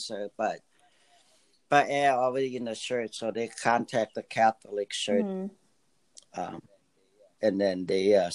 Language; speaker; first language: English; early bilingual, other home language; Lao